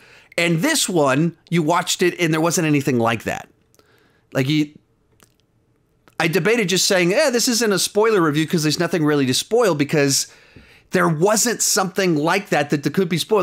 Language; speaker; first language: English; native; English